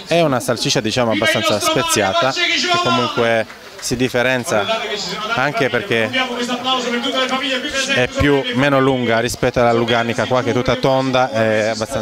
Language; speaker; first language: Italian; non-native, fluent; Greek